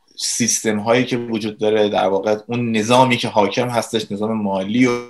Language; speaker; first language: Persian; native; Persian